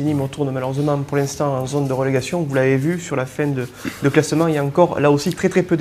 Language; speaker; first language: French; native; French